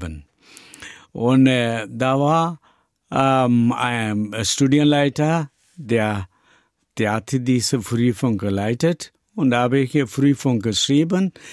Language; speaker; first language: German; non-native, learner; Tamil